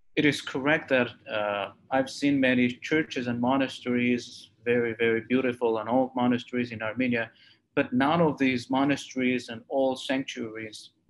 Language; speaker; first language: English; non-native, fluent; Armenian